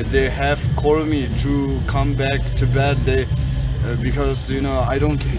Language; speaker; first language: English; non-native, learner; Tibetan